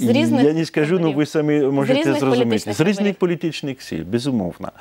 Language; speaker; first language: Ukrainian; non-native, fluent; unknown